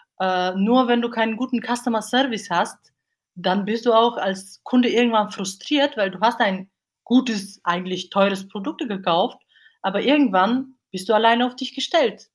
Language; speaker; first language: German; non-native, fluent; Bulgarian